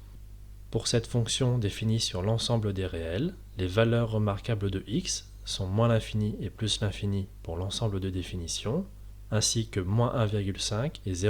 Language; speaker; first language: French; native; French